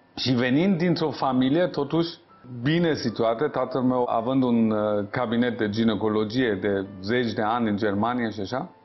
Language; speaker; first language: Romanian; non-native, fluent; Persian